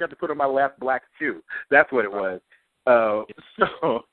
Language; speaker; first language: English; native; English